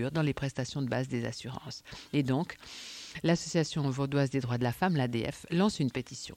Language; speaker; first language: French; native; French